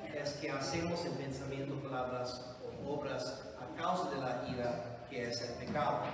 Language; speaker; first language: Spanish; non-native, fluent; English